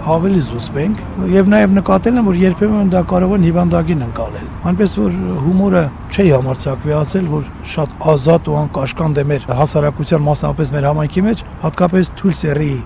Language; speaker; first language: Armenian; non-native, local second language; Kurdish